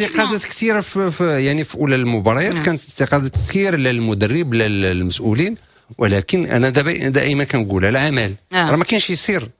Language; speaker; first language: Arabic; native; Arabic